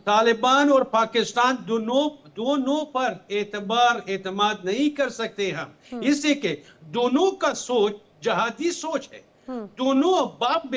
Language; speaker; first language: Hindi; non-native, fluent; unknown